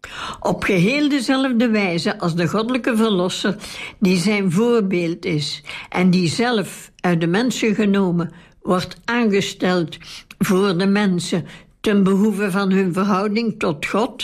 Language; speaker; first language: Dutch; native; Dutch